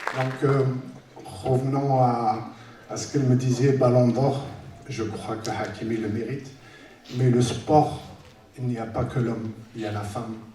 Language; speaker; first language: French; early bilingual, other home language; Tachelhit